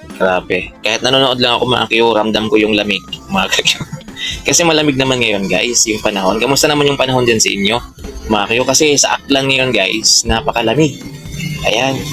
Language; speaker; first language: Filipino; native; Filipino